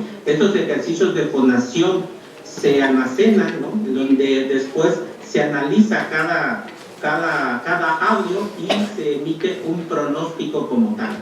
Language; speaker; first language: Spanish; native; Spanish